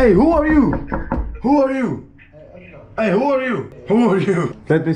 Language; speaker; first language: English; non-native, fluent; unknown